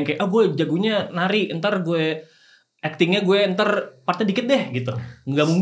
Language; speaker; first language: Indonesian; native; Indonesian